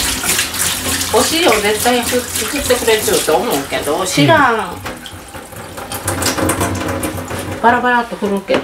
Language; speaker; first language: Japanese; native; Japanese